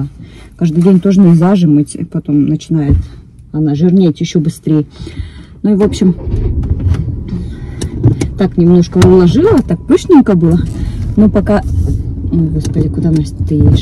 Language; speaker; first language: Russian; native; Russian